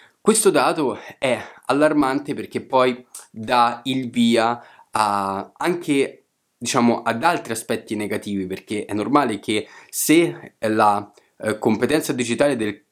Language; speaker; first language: Italian; native; Italian